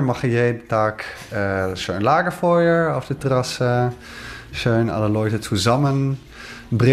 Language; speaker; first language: German; non-native, learner; Dutch